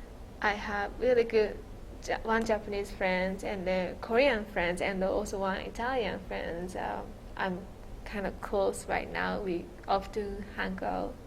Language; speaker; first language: English; non-native, fluent; Japanese